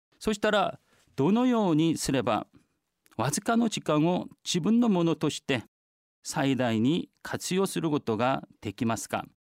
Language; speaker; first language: Japanese; non-native, fluent; Korean